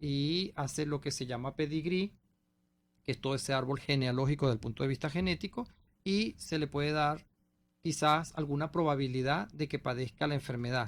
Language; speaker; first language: Spanish; native; Spanish